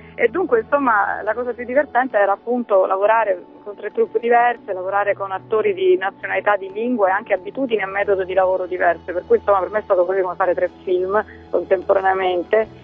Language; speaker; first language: Italian; early bilingual, other home language; Finnish